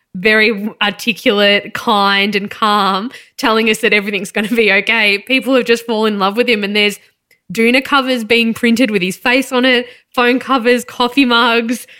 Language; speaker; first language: English; native; English